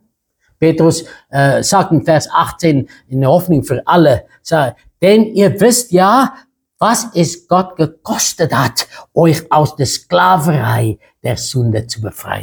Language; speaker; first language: German; non-native, fluent; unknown